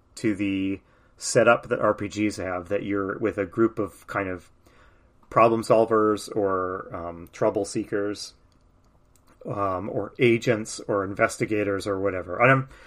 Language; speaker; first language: English; native; English